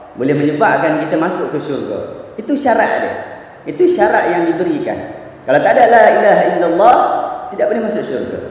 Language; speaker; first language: Malay; native; Malay